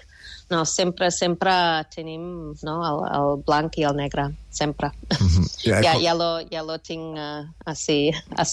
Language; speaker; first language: Catalan; non-native, fluent; English